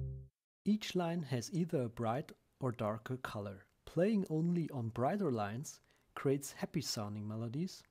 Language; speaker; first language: English; non-native, fluent; German